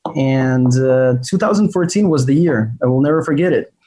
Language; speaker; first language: English; non-native, fluent; Ukrainian